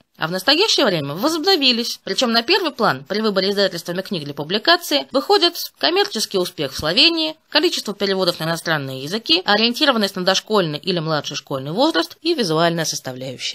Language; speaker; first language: Russian; native; Russian